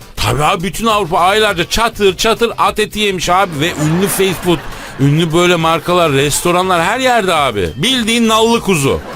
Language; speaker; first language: Turkish; native; Turkish